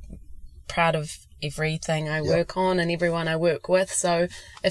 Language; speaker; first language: English; native; English